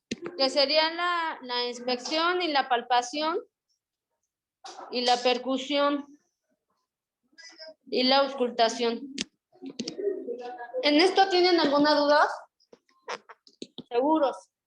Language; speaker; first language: Spanish; native; Spanish